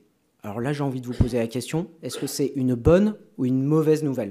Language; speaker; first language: French; native; French